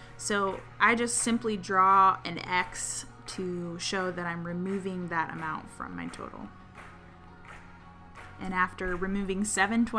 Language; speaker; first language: English; native; English